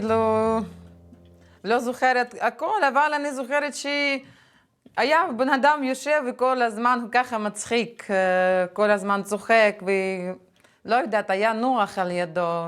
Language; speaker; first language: Hebrew; non-native, fluent; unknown